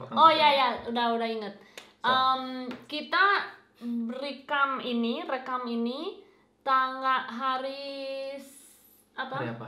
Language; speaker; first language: Indonesian; non-native, fluent; Spanish